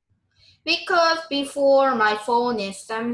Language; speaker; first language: English; non-native, learner; Korean